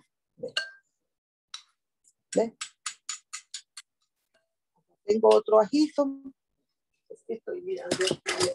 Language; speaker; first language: Spanish; native; Spanish